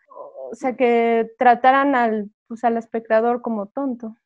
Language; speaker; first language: Spanish; native; Spanish